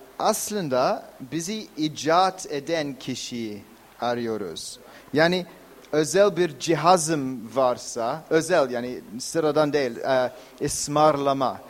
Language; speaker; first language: Turkish; non-native, fluent; English